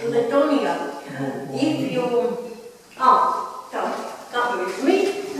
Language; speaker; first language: English; non-native, learner; Latvian